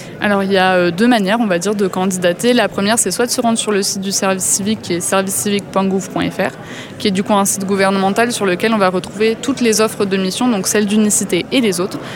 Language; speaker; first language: French; native; French